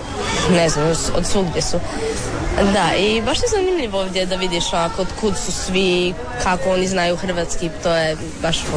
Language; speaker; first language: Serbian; early bilingual, heritage; English